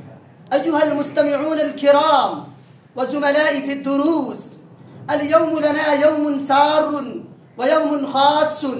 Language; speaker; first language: Arabic; non-native, learner; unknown